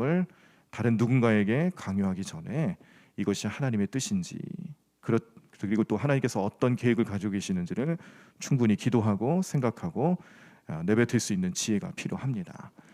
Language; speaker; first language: Korean; native; Korean